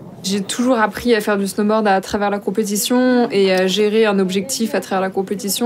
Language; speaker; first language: French; native; French